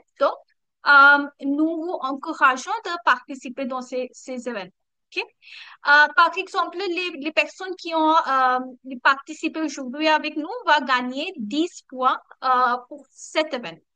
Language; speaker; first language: French; non-native, learner; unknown